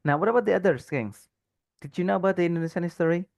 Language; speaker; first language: English; non-native, fluent; Indonesian